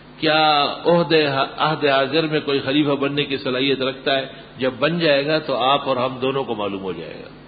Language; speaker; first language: Urdu; non-native, local second language; Pashto